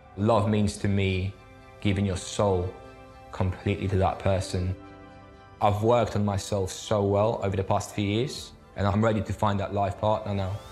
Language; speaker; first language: English; non-native, fluent; Polish